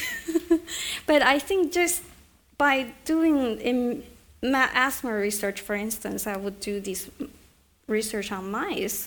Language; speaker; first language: English; non-native, fluent; Chinese